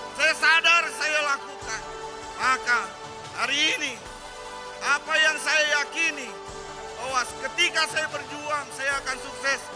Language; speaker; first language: Indonesian; native; Indonesian